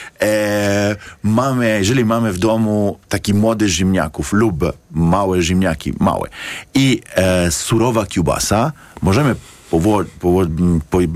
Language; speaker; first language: Polish; non-native, learner; Italian